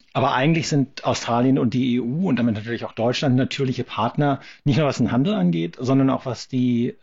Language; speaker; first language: German; native; German